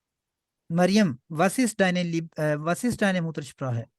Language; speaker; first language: German; non-native, fluent; Urdu